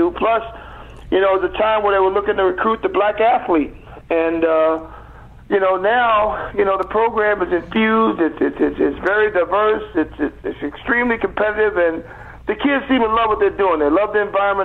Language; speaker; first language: English; native; English